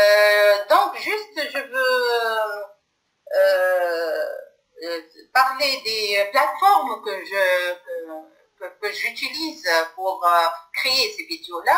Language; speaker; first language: French; non-native, local second language; Arabic